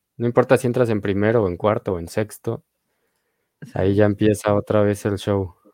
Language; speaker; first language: Spanish; native; Spanish